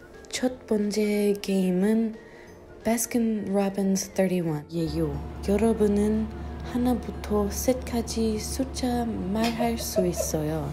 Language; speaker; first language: Korean; non-native, learner; English